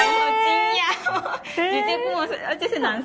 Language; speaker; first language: Chinese; non-native, fluent; Japanese